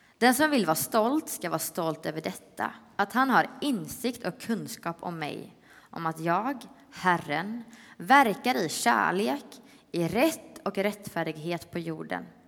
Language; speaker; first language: Swedish; native; Swedish